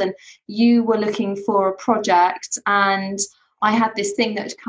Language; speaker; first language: English; native; English